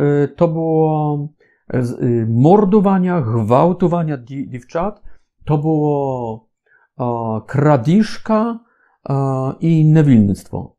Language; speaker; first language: Ukrainian; non-native, fluent; Polish